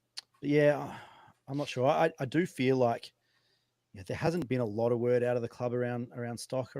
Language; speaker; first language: English; native; English